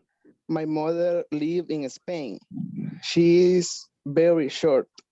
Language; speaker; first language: English; non-native, learner; Spanish